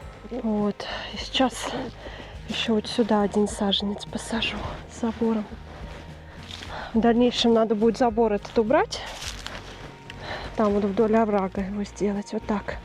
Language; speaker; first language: Russian; native; Russian